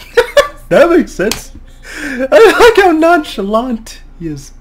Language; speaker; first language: English; native; English